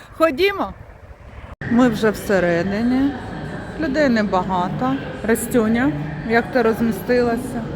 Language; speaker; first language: Ukrainian; non-native, local second language; Russian